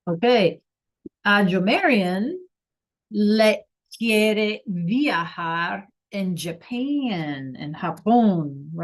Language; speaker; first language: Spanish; non-native, fluent; English